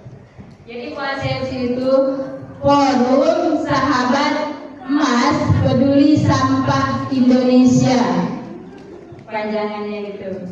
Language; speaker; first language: Indonesian; native; Indonesian